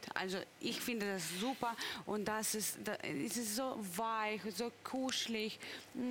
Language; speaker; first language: German; non-native, fluent; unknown